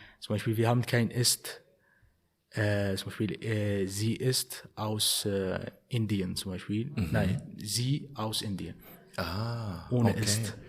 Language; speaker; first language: German; early bilingual, other home language; Arabic